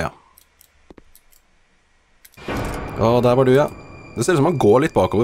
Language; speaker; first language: Norwegian; native; Norwegian